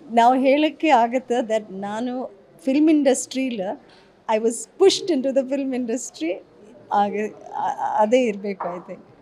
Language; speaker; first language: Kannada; early bilingual, heritage; English